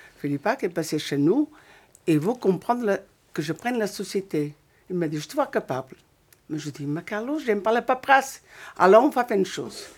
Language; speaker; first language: French; non-native, fluent; Portuguese